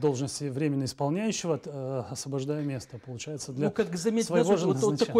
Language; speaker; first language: Russian; native; Russian